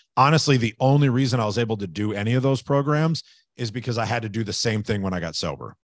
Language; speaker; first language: English; native; English